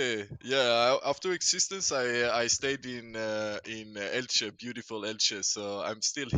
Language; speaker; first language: English; non-native, fluent; Swedish